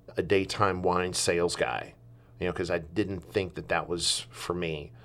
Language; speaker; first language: English; native; English